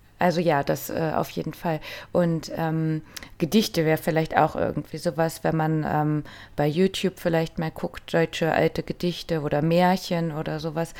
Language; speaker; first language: German; native; German